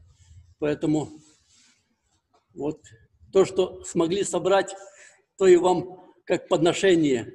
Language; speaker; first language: Russian; native; Russian